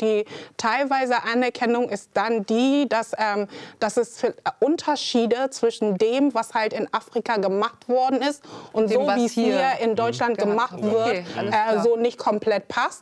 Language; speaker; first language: German; early bilingual, other home language; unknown